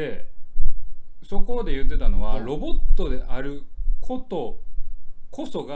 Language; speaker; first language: Japanese; native; Japanese